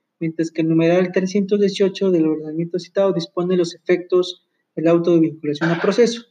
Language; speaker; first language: Spanish; native; Spanish